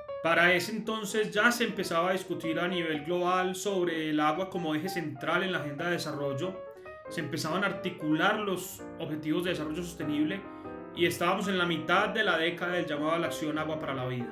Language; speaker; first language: Spanish; native; Spanish